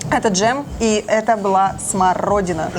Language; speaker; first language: Russian; native; Russian